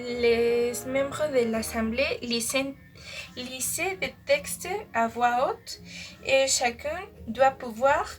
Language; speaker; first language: French; non-native, learner; Spanish